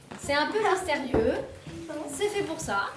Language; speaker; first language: French; native; French